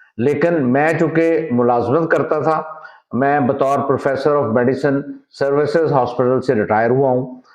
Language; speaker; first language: Urdu; non-native, local second language; Punjabi